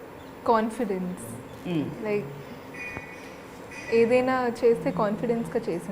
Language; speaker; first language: Telugu; non-native, learner; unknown